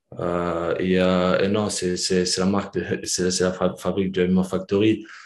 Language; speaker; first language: French; early bilingual, other home language; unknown